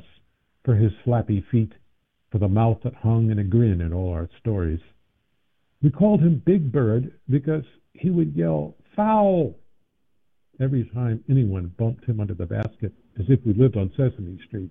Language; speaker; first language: English; native; English